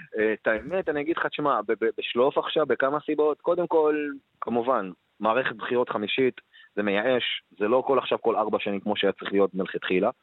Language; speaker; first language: Hebrew; non-native, local second language; Arabic